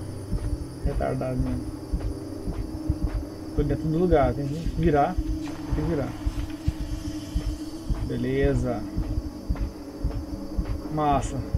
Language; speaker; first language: Portuguese; native; Portuguese